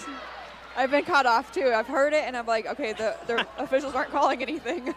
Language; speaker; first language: English; native; English